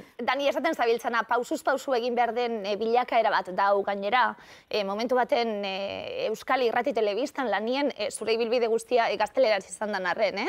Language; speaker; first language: Basque; native; Basque